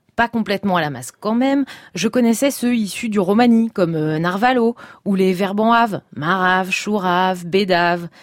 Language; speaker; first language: French; native; French